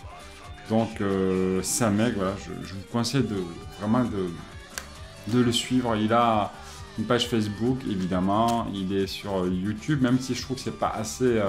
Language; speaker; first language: French; native; French